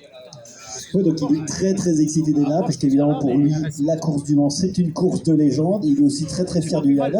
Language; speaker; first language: French; native; French